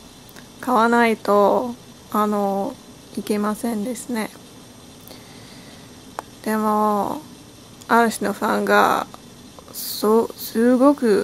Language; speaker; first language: Japanese; non-native, learner; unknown